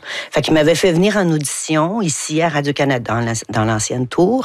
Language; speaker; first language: French; native; French